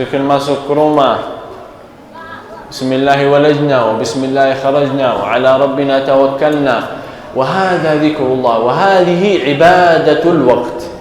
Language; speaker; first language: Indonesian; non-native, learner; Arabic